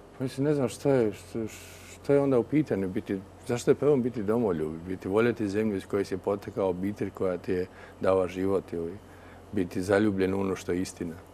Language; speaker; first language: Croatian; native; Croatian